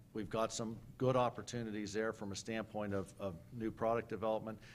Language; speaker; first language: English; native; English